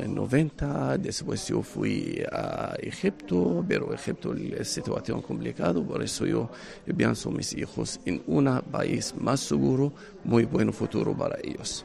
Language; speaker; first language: Spanish; non-native, learner; Arabic